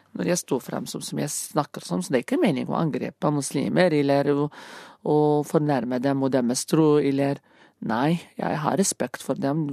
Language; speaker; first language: Norwegian; non-native, fluent; Arabic